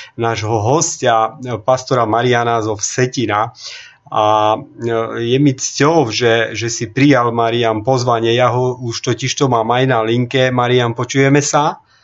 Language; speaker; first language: Slovak; non-native, local second language; Romany